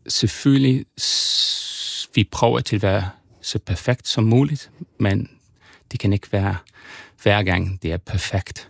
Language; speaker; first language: Danish; non-native, learner; English